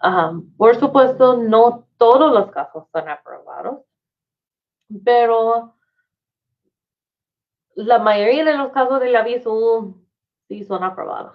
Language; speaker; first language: Spanish; non-native, fluent; English